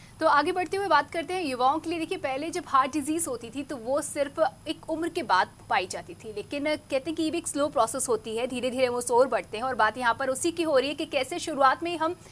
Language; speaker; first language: Hindi; native; Hindi